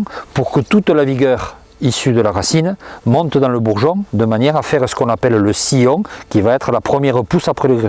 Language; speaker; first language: French; native; French